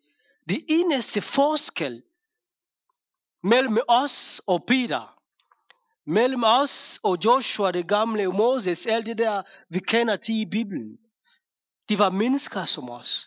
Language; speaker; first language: Danish; non-native, fluent; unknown